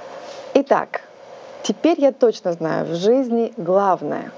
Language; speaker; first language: Russian; native; Russian